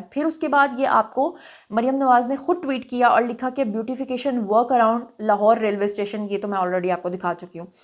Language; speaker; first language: Urdu; non-native, local second language; Punjabi